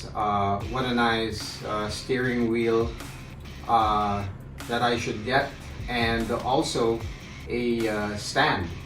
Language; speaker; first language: English; non-native, local second language; Filipino